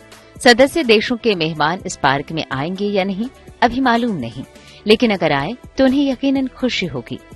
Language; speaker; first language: Hindi; native; Hindi